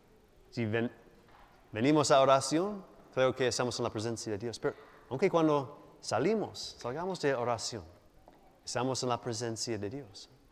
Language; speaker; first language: Spanish; non-native, fluent; English